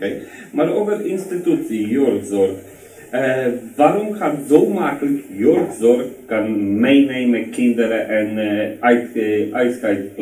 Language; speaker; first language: Dutch; non-native, learner; Polish